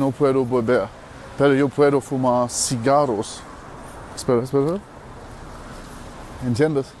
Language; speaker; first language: Spanish; non-native, learner; German